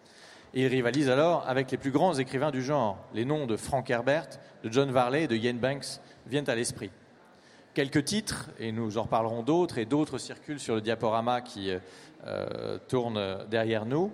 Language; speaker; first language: French; native; French